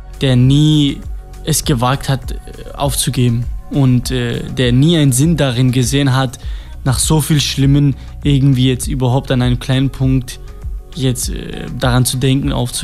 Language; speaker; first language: German; non-native, fluent; Kurdish